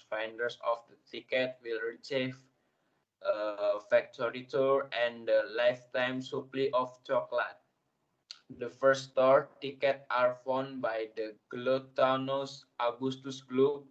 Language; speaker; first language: English; non-native, learner; Indonesian